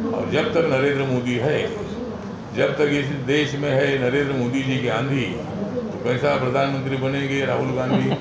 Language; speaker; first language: Hindi; non-native, local second language; Marathi